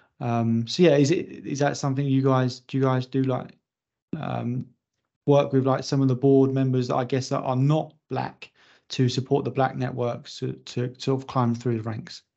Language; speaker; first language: English; native; English